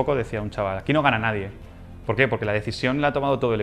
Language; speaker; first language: Spanish; native; Spanish